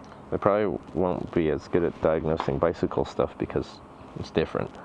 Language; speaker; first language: English; native; English